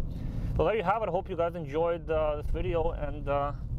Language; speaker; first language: English; native; English